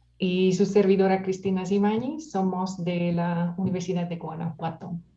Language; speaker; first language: Spanish; non-native, fluent; Hungarian